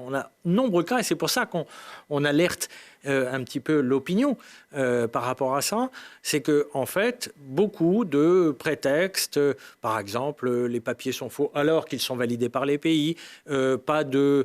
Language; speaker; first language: French; native; French